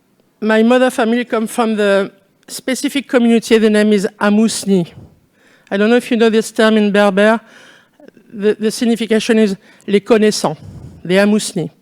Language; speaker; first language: English; non-native, learner; French